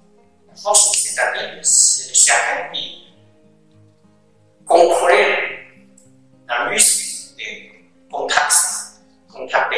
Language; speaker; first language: French; non-native, learner; Chinese